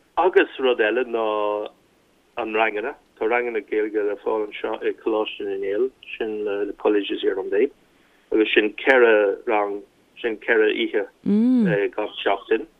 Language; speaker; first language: Irish; non-native, local second language; English